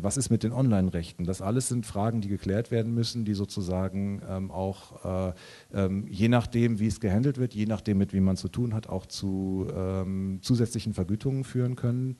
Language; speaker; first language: German; native; German